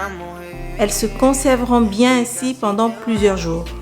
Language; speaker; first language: French; native; French